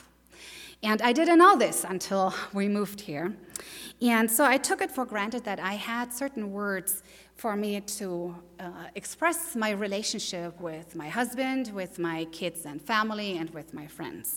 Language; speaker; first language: English; non-native, fluent; German